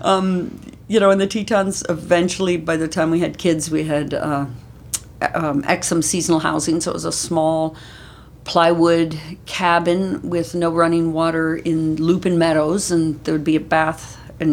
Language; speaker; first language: English; native; English